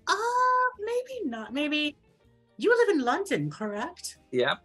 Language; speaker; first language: English; native; English